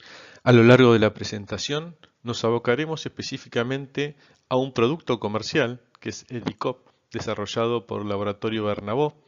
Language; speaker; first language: Spanish; native; Spanish